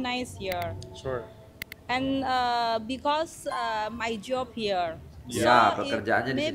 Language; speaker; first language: English; non-native, learner; Indonesian